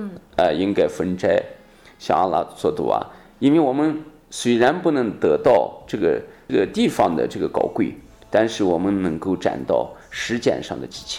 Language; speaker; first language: Chinese; native; Chinese